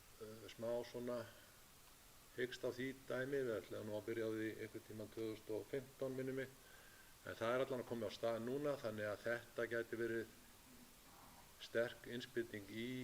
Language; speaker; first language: Icelandic; native; Icelandic